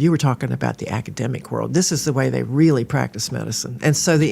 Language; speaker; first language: English; native; English